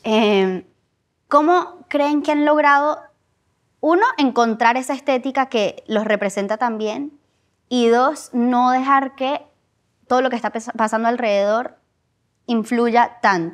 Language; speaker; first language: Spanish; early bilingual, heritage; Spanish